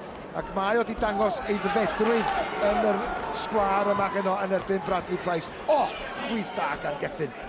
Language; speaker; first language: Welsh; native; Welsh